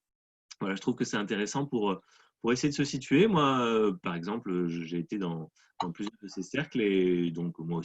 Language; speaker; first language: French; native; French